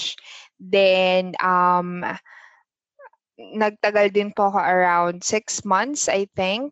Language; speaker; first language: English; non-native, local second language; Filipino